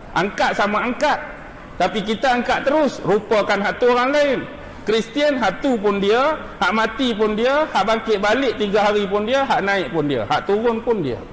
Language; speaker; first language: Malay; native; Malay